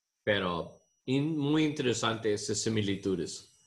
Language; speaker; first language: Spanish; non-native, learner; English